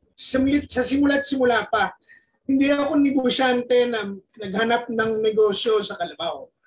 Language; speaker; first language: Filipino; native; Filipino